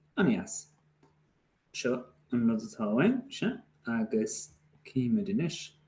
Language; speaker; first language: Irish; native; Irish